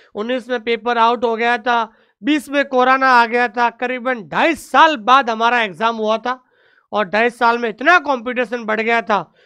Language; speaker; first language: Hindi; native; Hindi